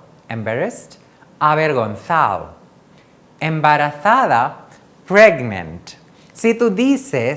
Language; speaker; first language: Spanish; non-native, fluent; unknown